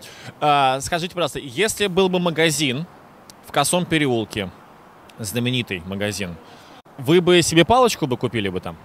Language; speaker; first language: Russian; native; Russian